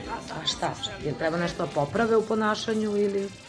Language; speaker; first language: Serbian; native; Serbian